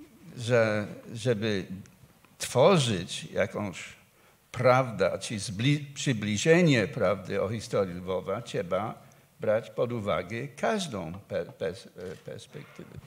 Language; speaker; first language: Polish; non-native, fluent; English